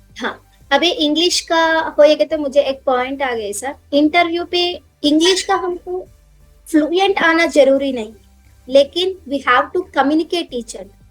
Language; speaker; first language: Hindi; non-native, local second language; Telugu